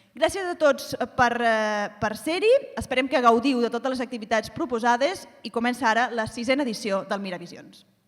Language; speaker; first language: Catalan; native; Catalan